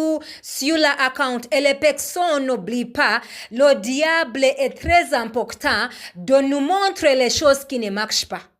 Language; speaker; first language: French; non-native, learner; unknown